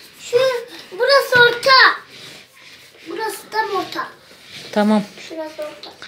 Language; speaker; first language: Turkish; early bilingual, heritage; Turkish